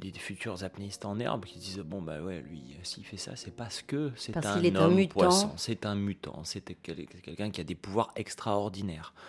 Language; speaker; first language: French; native; French